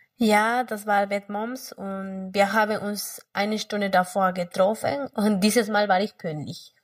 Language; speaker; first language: German; non-native, fluent; Spanish